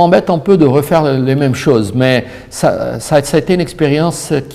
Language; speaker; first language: French; non-native, fluent; Portuguese